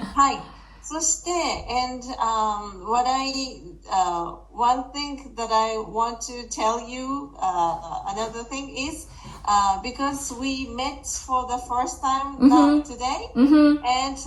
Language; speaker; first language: English; non-native, fluent; Japanese